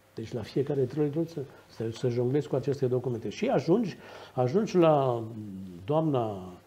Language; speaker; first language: Romanian; native; Romanian